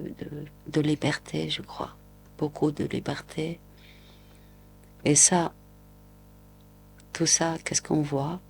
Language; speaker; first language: French; non-native, local second language; Arabic